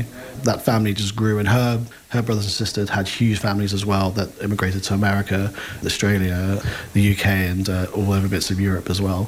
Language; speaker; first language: English; native; English